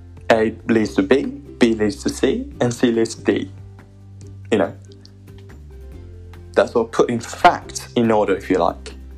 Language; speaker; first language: English; non-native, fluent; Japanese